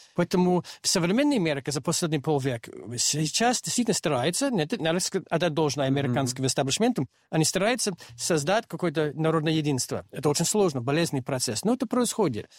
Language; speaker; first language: Russian; non-native, fluent; English